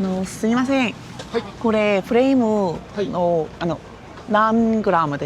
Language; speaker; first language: Japanese; non-native, learner; Korean